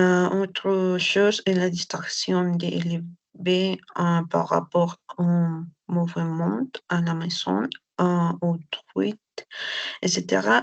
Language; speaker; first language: French; non-native, learner; Spanish